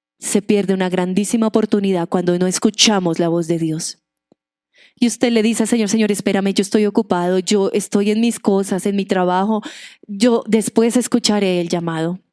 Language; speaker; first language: Spanish; non-native, local second language; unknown